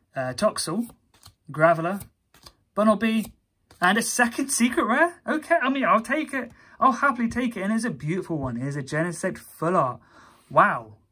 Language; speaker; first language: English; native; English